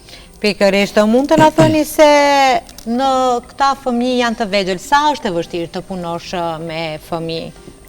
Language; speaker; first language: Albanian; native; Albanian